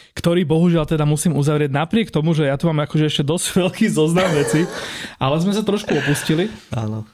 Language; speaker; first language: Slovak; native; Slovak